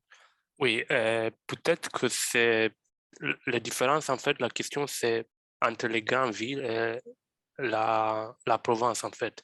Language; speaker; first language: French; non-native, fluent; Romanian